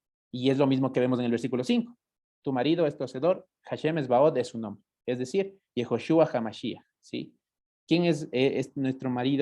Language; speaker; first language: Spanish; native; Spanish